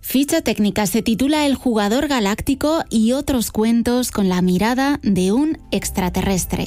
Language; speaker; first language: Spanish; native; Spanish